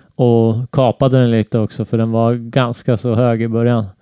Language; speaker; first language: Swedish; native; Swedish